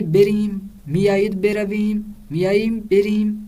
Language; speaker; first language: Persian; non-native, fluent; Urdu